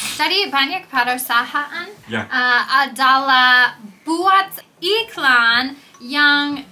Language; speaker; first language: Indonesian; non-native, learner; English